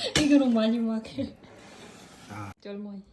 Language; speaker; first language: Korean; non-native, learner; Khmer